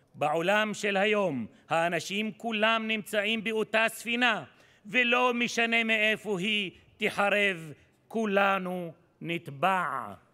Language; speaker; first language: Hebrew; non-native, local second language; Arabic